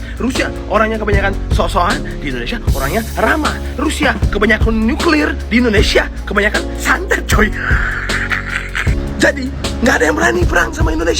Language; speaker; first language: Indonesian; non-native, learner; Russian